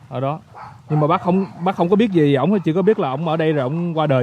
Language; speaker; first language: Vietnamese; early bilingual, heritage; Vietnamese